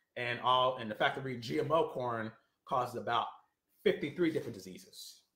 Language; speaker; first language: English; native; English